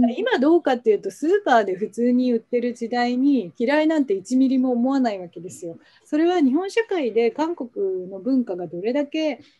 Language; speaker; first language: Japanese; native; Japanese